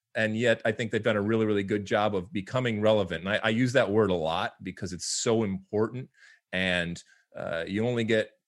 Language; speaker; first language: English; native; English